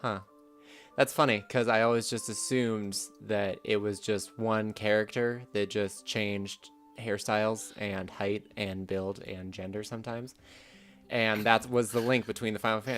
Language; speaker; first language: English; native; English